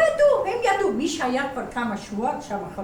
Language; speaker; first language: Hebrew; non-native, fluent; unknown